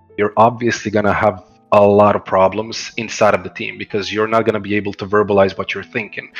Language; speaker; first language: English; non-native, fluent; Croatian